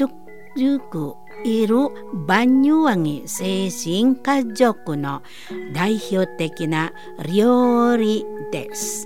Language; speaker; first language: Japanese; non-native, learner; Indonesian